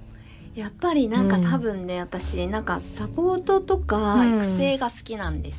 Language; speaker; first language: Japanese; native; Japanese